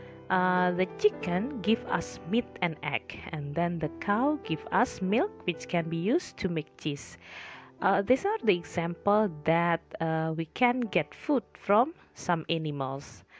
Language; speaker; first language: English; non-native, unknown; Indonesian